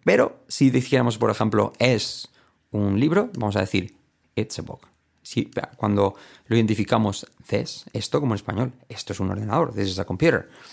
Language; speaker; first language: Spanish; native; Spanish